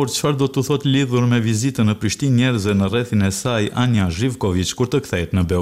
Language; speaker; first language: Albanian; native; Albanian